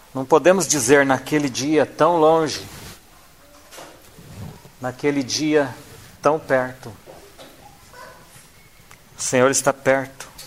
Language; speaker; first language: Portuguese; native; Portuguese